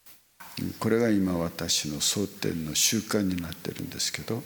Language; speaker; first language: Japanese; non-native, fluent; Korean